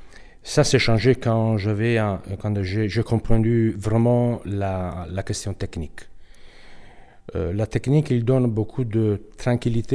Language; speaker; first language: French; non-native, learner; Italian